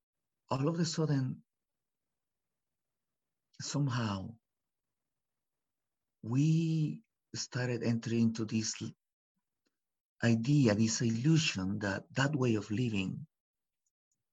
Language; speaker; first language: English; non-native, fluent; Spanish